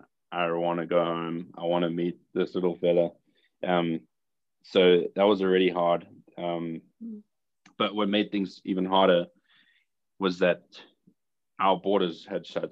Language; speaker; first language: English; native; English